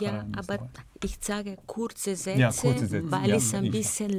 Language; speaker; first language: German; non-native, learner; Bulgarian